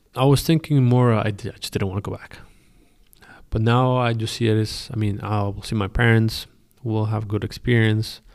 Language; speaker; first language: English; non-native, fluent; Spanish